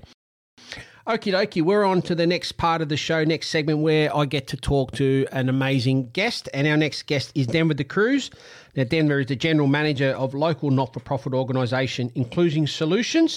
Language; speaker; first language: English; non-native, local second language; Italian